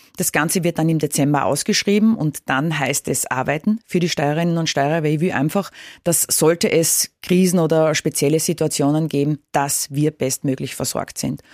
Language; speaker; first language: German; native; German